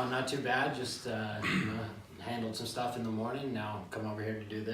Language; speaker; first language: English; native; English